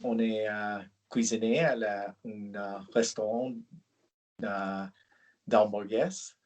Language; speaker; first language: French; non-native, learner; English